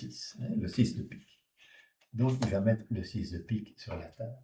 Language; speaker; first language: French; native; French